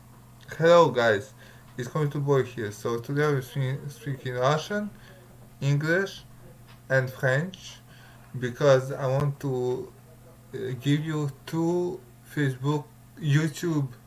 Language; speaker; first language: English; non-native, learner; Russian